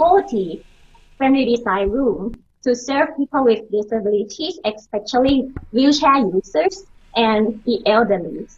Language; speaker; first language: English; non-native, learner; Thai